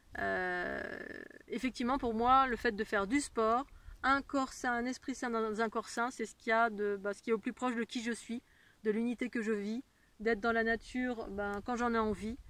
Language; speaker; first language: French; native; French